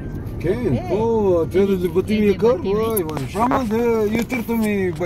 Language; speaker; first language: Hebrew; non-native, fluent; Nepali